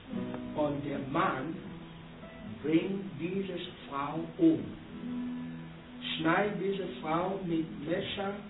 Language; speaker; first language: German; non-native, learner; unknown